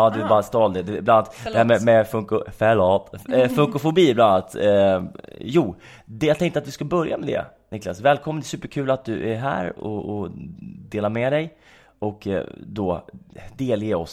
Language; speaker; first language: Swedish; native; Swedish